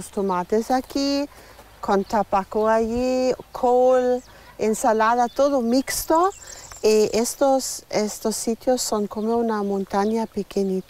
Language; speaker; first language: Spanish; non-native, learner; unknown